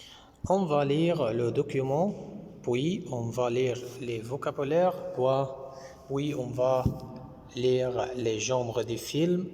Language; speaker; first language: French; non-native, fluent; Arabic